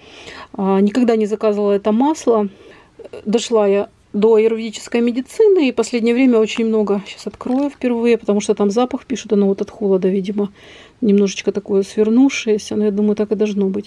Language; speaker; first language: Russian; native; Russian